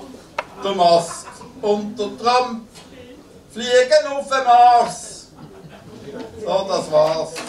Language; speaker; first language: German; native; German